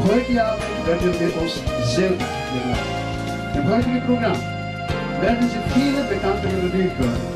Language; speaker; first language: German; non-native, fluent; Georgian